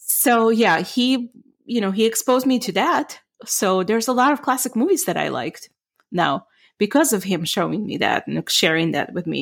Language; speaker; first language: English; non-native, fluent; Ukrainian